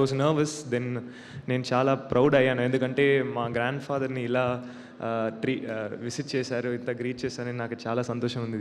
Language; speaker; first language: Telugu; non-native, learner; Tamil